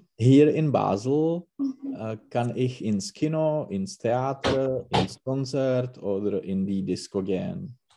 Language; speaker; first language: German; non-native, learner; Czech